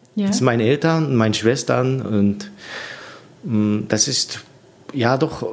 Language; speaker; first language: German; non-native, learner; Japanese